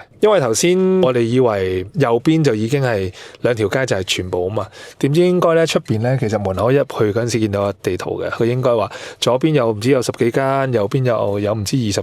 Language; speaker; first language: Cantonese; native; Cantonese